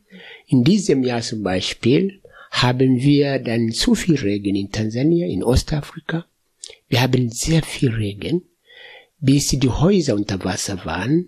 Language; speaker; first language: German; non-native, fluent; Swahili